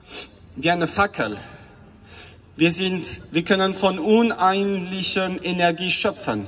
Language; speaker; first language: German; non-native, fluent; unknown